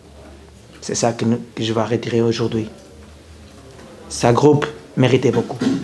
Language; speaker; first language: French; non-native, learner; Portuguese